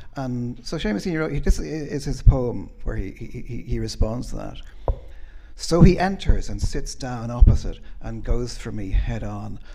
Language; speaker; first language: English; native; English